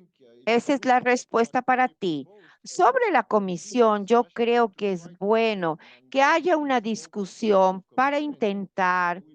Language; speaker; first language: Spanish; non-native, fluent; Portuguese